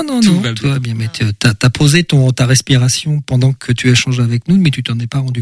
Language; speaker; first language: French; native; French